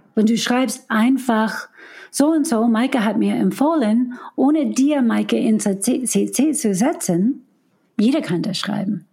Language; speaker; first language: German; non-native, fluent; English